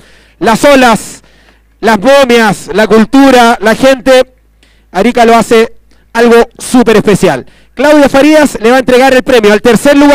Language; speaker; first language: Spanish; native; Spanish